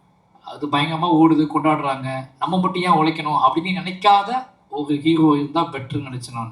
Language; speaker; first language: Tamil; native; Tamil